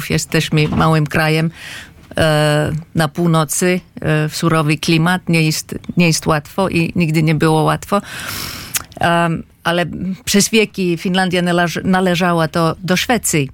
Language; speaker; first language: Polish; non-native, fluent; Finnish